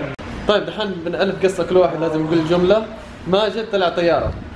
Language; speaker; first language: Arabic; native; Arabic